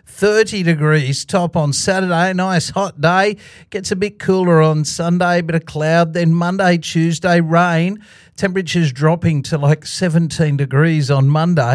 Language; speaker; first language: English; native; English